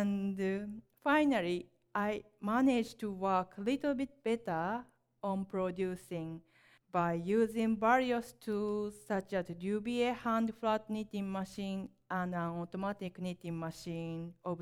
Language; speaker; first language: English; non-native, learner; Japanese